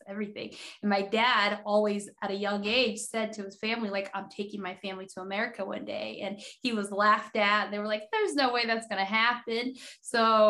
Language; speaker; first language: English; early bilingual, other home language; Haitian Creole